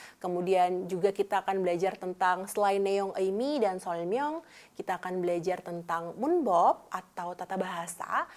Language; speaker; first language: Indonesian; native; Indonesian